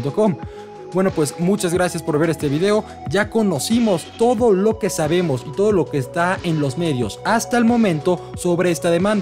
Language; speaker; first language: Spanish; native; Spanish